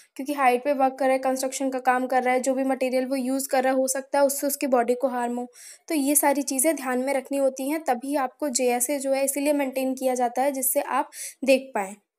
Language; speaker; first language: Hindi; native; Hindi